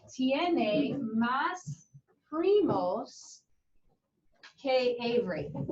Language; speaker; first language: Spanish; non-native, fluent; English